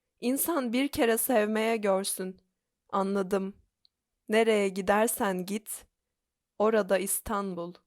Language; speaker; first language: Turkish; native; Turkish